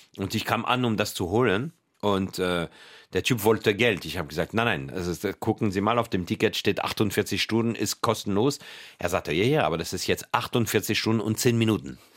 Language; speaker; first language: German; non-native, fluent; French